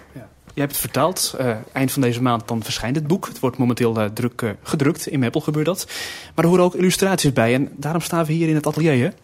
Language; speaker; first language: Dutch; native; Dutch